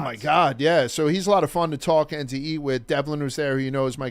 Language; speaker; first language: English; native; English